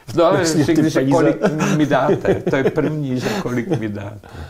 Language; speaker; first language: Czech; non-native, local second language; Slovak